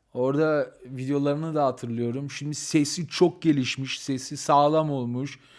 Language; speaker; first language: Turkish; early bilingual, heritage; Turkish